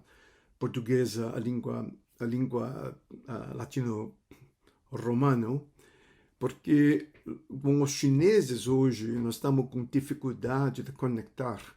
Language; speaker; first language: Portuguese; non-native, fluent; Cantonese